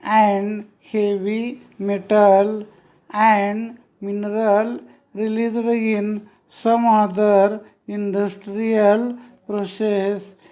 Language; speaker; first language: English; non-native, local second language; Marathi